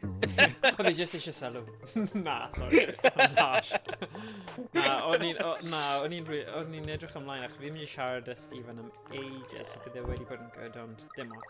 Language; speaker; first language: Welsh; native; Welsh